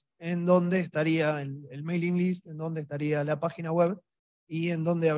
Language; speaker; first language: Spanish; native; Spanish